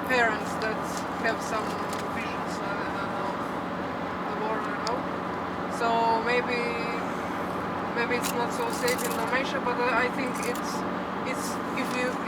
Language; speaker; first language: English; non-native, fluent; Croatian